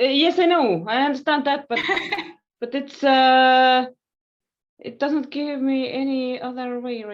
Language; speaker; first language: English; non-native, fluent; Estonian